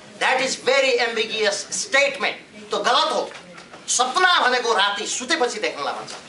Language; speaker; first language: Nepali; native; Nepali